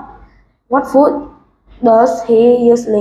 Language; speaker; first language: English; non-native, learner; Vietnamese